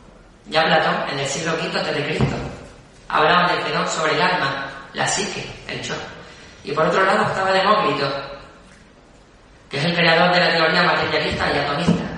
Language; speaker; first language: Spanish; native; Spanish